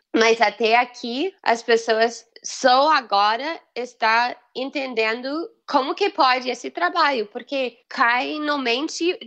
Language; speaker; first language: Portuguese; non-native, fluent; English